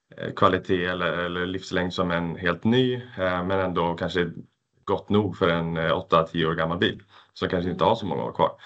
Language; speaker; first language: Swedish; native; Swedish